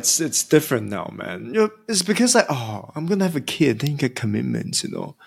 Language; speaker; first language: English; non-native, local second language; Chinese